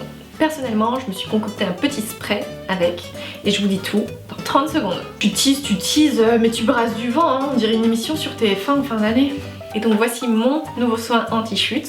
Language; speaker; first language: French; native; French